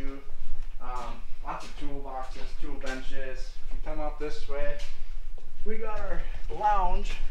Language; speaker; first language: English; native; English